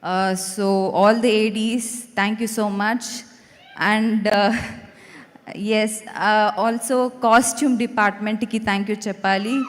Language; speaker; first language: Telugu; non-native, fluent; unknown